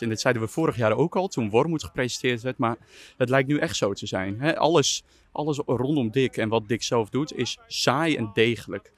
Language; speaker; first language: Dutch; native; Dutch